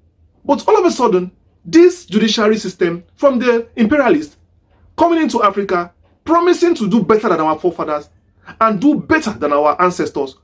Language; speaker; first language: English; non-native, local second language; Igbo